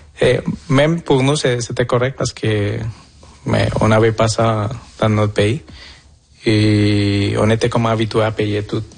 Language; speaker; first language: French; non-native, fluent; Spanish